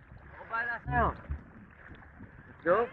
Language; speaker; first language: Filipino; non-native, local second language; Cebuano